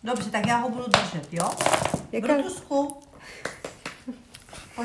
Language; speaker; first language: Czech; native; Czech